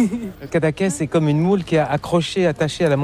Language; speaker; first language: French; native; French